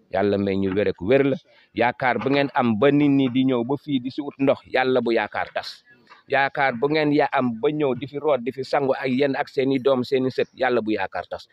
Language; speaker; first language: Wolof; non-native, local second language; Jola-Fonyi